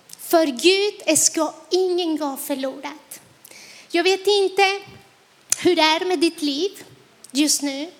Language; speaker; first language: Swedish; non-native, fluent; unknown